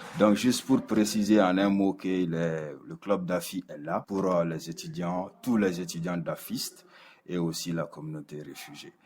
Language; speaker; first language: French; non-native, local second language; Bambara